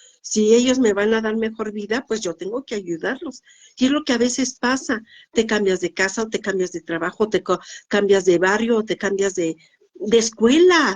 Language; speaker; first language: Spanish; native; Spanish